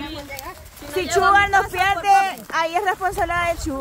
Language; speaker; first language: Spanish; native; Spanish